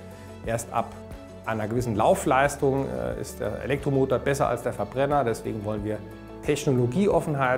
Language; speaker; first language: German; native; German